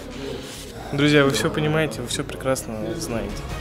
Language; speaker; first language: Russian; native; Russian